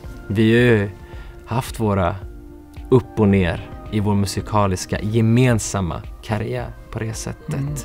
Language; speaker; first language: Swedish; early bilingual, other home language; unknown